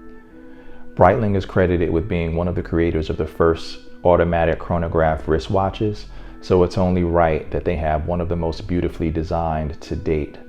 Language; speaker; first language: English; native; English